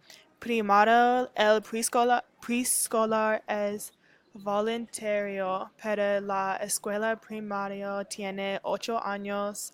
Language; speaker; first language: Spanish; non-native, learner; English